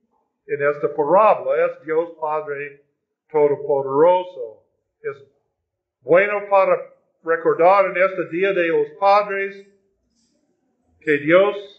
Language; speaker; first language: Spanish; non-native, fluent; English